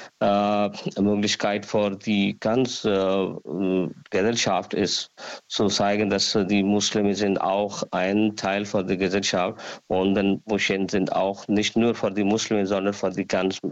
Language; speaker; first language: German; non-native, learner; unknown